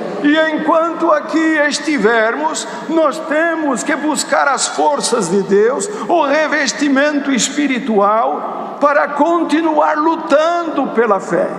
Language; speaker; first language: Portuguese; native; Portuguese